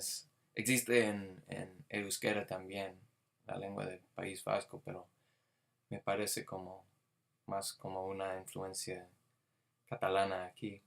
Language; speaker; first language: Spanish; non-native, fluent; English